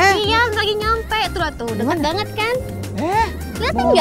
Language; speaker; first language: Indonesian; native; Indonesian